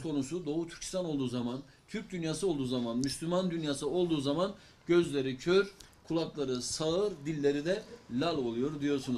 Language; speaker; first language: Turkish; native; Turkish